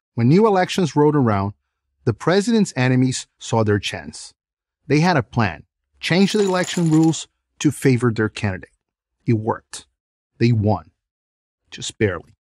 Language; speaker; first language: English; non-native, fluent; Portuguese